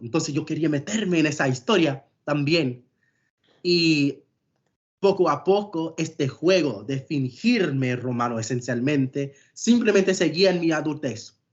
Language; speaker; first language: Spanish; non-native, fluent; English